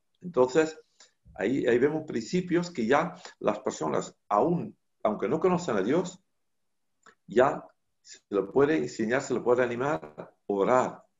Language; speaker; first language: Spanish; non-native, fluent; Dutch